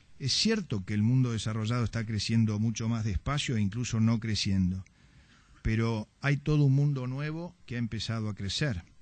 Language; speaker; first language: Spanish; native; Spanish